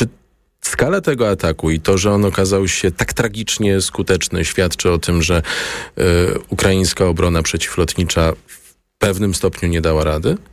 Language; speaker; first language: Polish; native; Polish